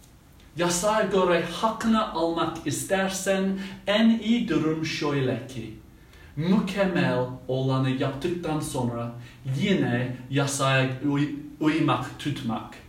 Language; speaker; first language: Turkish; non-native, fluent; English